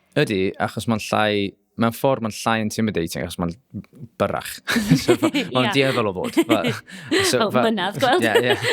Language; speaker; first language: Welsh; non-native, local second language; English